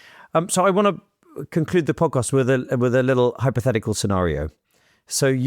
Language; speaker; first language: English; native; English